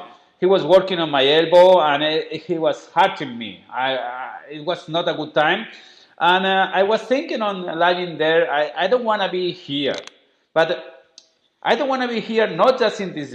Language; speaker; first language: English; non-native, fluent; Spanish